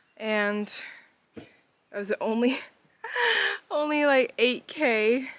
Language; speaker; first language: English; early bilingual, other home language; Chinese